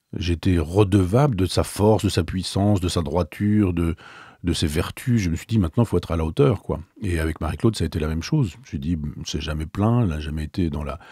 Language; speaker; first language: French; native; French